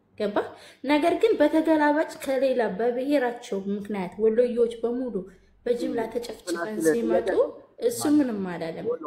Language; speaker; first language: Amharic; native; Amharic